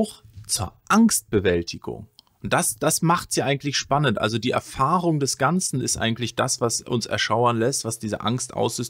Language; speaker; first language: German; native; German